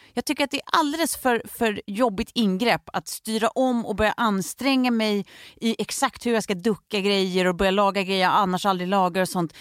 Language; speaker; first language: Swedish; native; Swedish